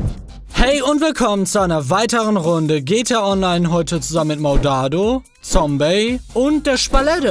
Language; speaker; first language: German; native; German